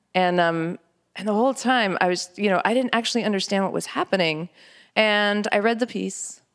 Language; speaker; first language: English; native; English